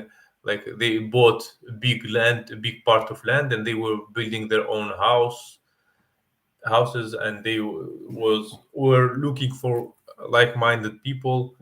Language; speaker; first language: English; non-native, fluent; Arabic